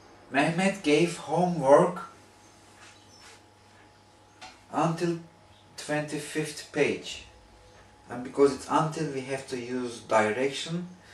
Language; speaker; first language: English; non-native, fluent; Turkish